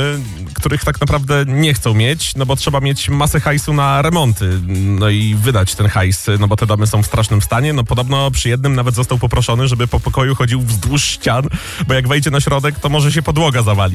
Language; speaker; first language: Polish; native; Polish